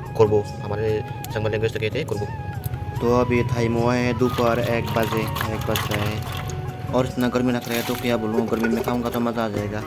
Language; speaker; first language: Hindi; non-native, local second language; Santali